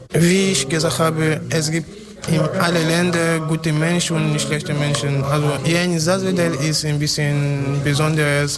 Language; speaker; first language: German; non-native, learner; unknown